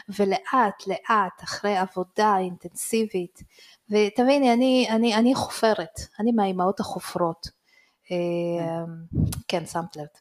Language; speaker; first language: Hebrew; early bilingual, other home language; Russian